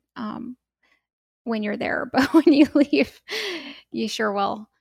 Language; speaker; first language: English; native; English